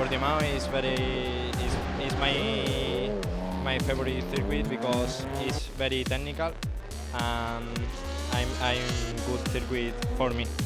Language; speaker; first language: English; non-native, learner; Spanish